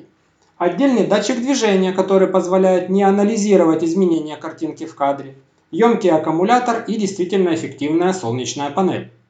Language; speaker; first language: Russian; native; Russian